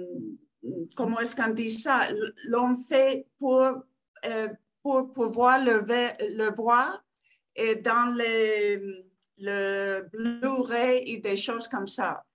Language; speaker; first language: French; non-native, fluent; Spanish